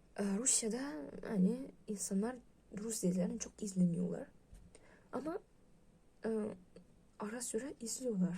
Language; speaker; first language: Turkish; non-native, learner; Russian